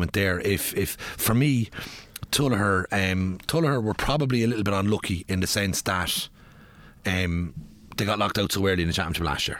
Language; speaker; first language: English; native; English